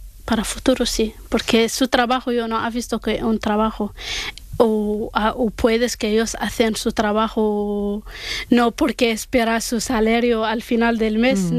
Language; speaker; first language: Spanish; non-native, learner; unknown